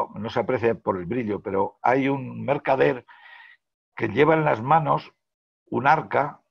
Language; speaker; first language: Spanish; native; Spanish